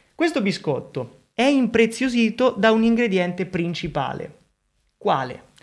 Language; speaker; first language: Italian; native; Italian